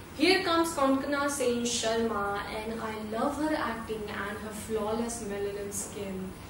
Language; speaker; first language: English; non-native, local second language; Hindi